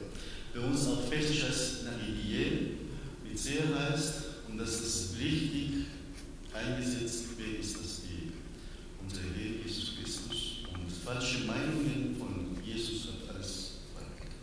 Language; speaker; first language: German; non-native, learner; Persian